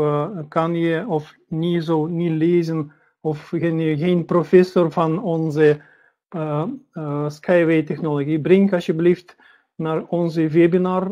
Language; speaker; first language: Dutch; non-native, learner; Russian